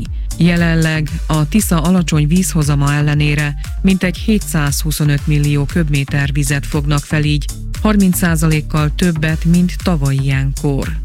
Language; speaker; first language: Hungarian; native; Hungarian